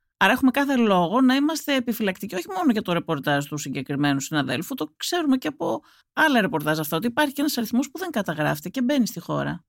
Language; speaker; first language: Greek; native; Greek